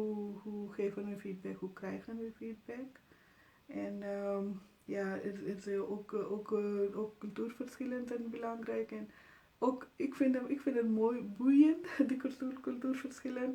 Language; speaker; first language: Dutch; non-native, fluent; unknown